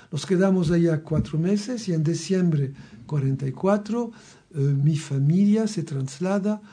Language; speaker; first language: Spanish; non-native, fluent; French